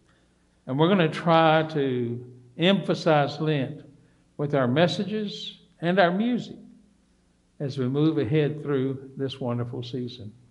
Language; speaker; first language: English; native; English